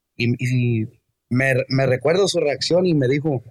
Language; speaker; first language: Spanish; early bilingual, heritage; Spanish